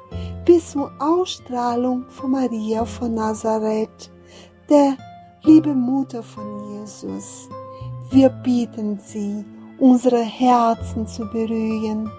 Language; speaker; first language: German; non-native, fluent; Portuguese